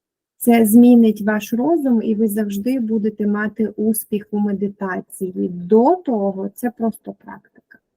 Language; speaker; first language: Ukrainian; native; Ukrainian